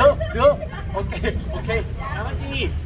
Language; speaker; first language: Vietnamese; non-native, learner; Korean